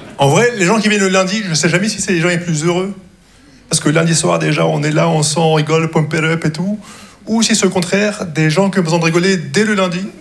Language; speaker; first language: French; non-native, local second language; Arabic